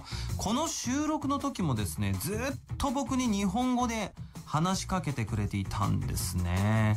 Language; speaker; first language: Japanese; native; Japanese